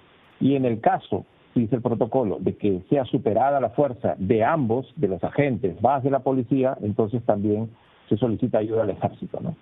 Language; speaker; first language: Spanish; native; Spanish